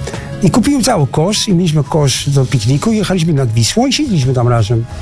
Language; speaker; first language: Polish; non-native, fluent; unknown